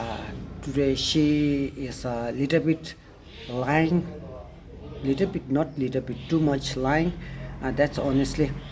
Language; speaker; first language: English; non-native, learner; Tibetan